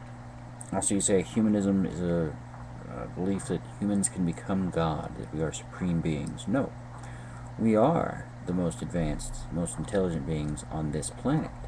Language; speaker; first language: English; native; English